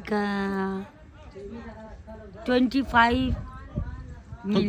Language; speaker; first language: English; non-native, local second language; Hindi